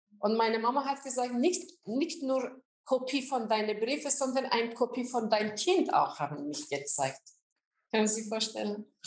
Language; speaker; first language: German; non-native, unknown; Azerbaijani